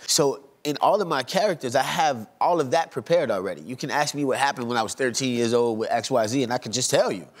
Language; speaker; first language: English; native; English